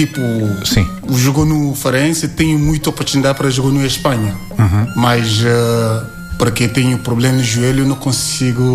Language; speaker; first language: Portuguese; non-native, learner; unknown